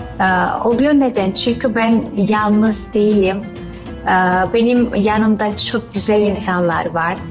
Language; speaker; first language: Turkish; non-native, learner; Georgian